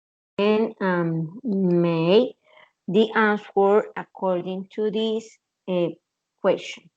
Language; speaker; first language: English; non-native, learner; Spanish